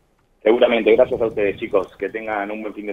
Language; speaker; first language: Spanish; native; Spanish